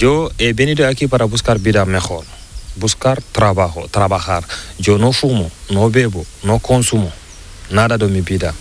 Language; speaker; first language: Spanish; non-native, local second language; Fula